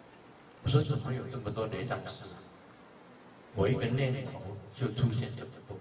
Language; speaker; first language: Chinese; native; Chinese